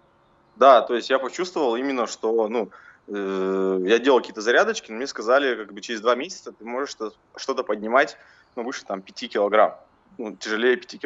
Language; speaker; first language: Russian; native; Russian